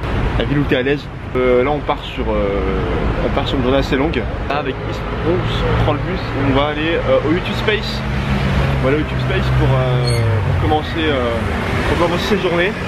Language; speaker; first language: French; native; French